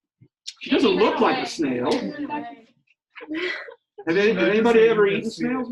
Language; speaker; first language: English; native; English